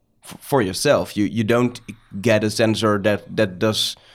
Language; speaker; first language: English; non-native, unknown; Dutch